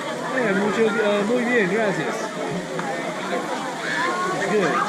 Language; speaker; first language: Spanish; non-native, learner; English